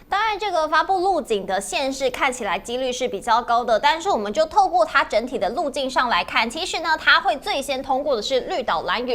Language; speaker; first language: Chinese; native; Chinese